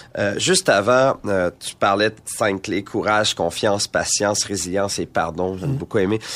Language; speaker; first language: French; native; French